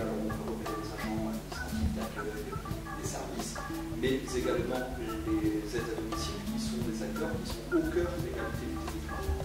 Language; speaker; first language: French; native; French